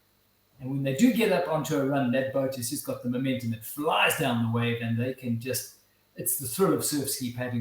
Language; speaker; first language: English; native; English